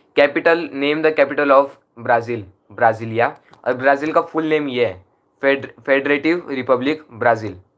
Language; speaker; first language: Hindi; non-native, local second language; Marathi